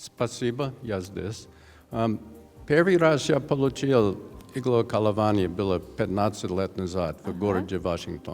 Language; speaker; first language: Russian; non-native, learner; English